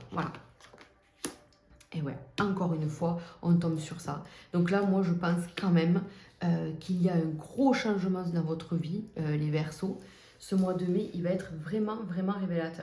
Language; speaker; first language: French; native; French